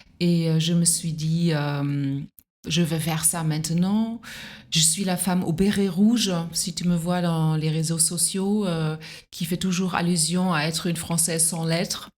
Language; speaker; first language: French; non-native, fluent; German